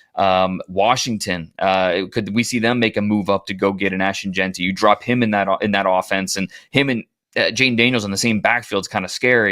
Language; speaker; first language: English; native; English